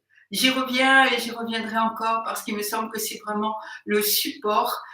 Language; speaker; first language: French; native; French